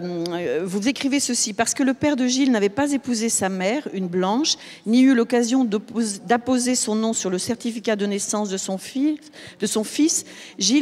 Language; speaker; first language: French; native; French